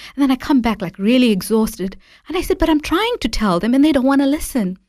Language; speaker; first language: English; native; English